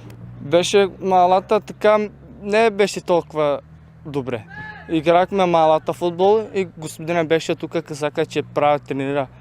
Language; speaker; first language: Bulgarian; non-native, local second language; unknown